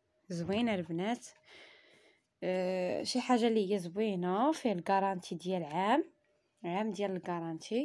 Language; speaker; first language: Arabic; native; Arabic